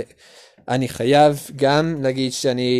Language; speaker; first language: Hebrew; non-native, learner; English